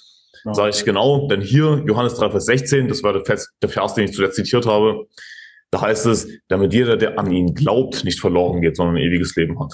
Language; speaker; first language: German; native; German